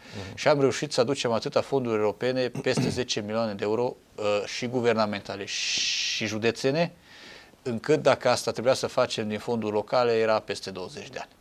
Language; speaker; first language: Romanian; non-native, local second language; Hungarian